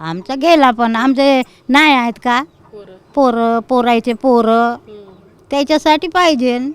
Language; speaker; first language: Marathi; non-native, local second language; Gondi